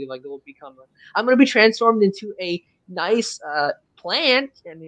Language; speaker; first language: English; non-native, fluent; French